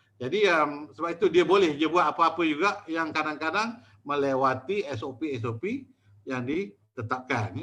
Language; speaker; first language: Malay; native; Malay